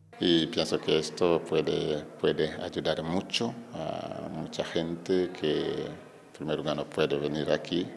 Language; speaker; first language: Spanish; non-native, fluent; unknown